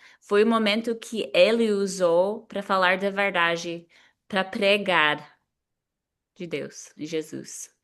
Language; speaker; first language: Portuguese; non-native, fluent; English